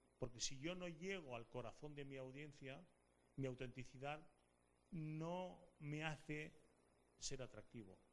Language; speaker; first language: Spanish; native; Spanish